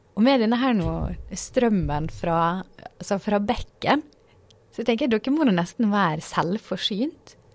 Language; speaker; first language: Norwegian; native; Norwegian